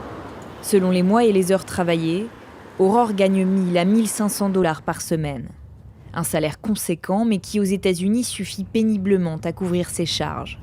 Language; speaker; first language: French; native; French